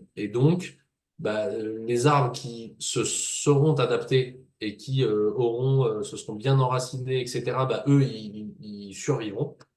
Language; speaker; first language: French; native; French